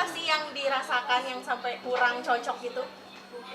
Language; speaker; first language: Indonesian; native; Indonesian